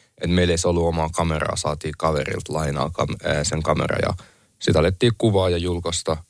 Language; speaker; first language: Finnish; early bilingual, other home language; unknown